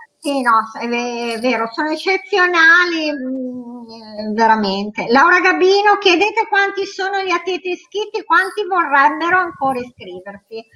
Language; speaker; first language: Italian; native; Italian